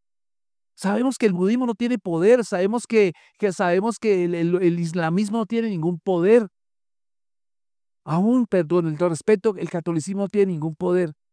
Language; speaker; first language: Spanish; native; Spanish